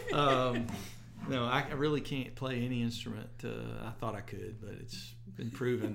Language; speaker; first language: English; native; English